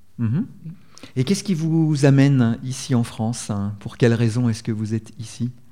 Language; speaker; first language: French; native; French